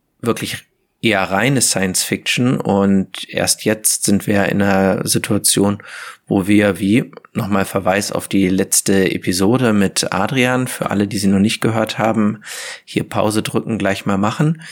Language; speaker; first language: German; native; German